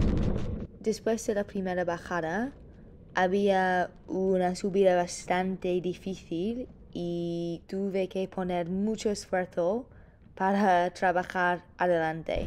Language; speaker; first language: Spanish; non-native, fluent; English